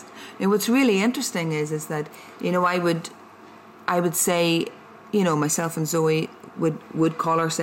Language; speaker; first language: English; native; English